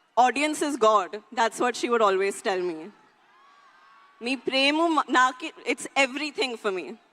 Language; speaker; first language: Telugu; non-native, learner; Hindi